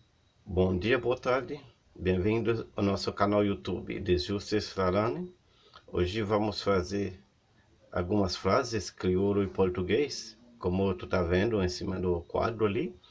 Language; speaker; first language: Portuguese; non-native, learner; Haitian Creole